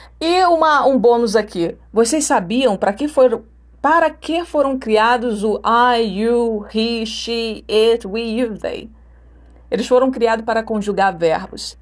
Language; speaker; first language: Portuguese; native; Portuguese